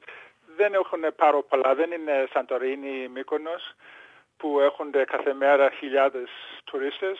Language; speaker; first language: Greek; early bilingual, heritage; English